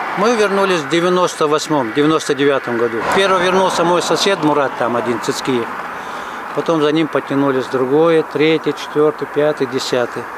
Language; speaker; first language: Russian; non-native, local second language; Ingush